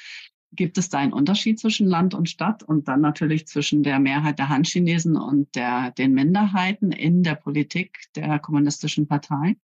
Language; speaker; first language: German; native; German